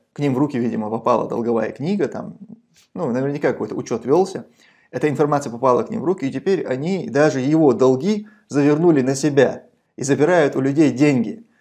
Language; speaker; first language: Russian; non-native, local second language; Chechen